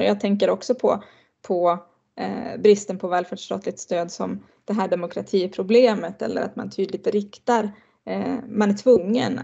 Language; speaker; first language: Swedish; native; Swedish